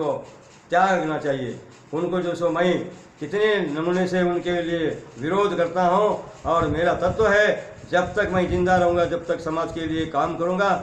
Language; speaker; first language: Hindi; non-native, local second language; Lambadi